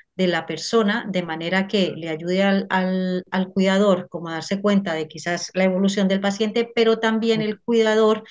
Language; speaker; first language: Spanish; native; Spanish